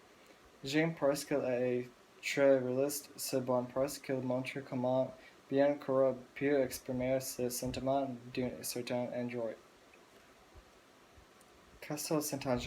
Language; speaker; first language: French; non-native, learner; English